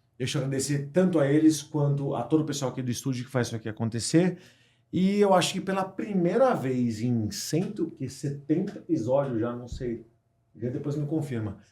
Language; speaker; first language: Portuguese; native; Portuguese